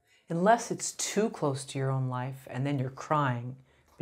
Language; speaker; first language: English; native; English